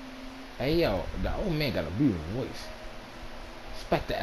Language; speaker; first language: English; native; English